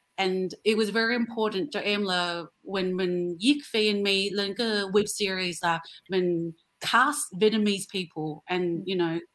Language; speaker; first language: English; early bilingual, other home language; Vietnamese